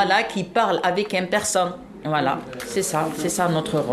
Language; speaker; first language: French; non-native, fluent; Arabic